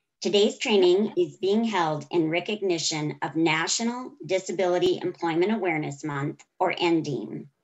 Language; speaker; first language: English; native; English